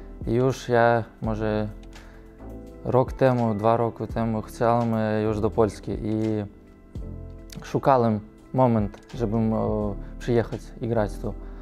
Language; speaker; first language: Polish; non-native, learner; Russian